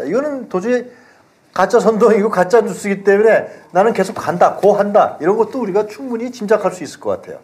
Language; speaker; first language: Korean; native; Korean